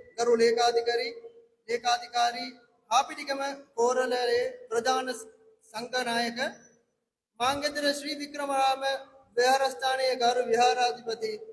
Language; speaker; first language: Sinhala; non-native, local second language; Tamil